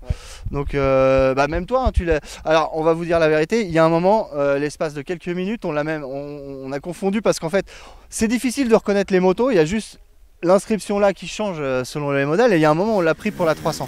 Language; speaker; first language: French; native; French